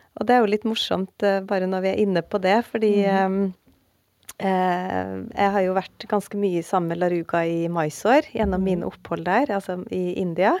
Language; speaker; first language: Norwegian; native; Norwegian